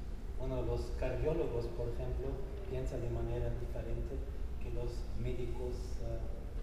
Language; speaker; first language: Spanish; non-native, fluent; German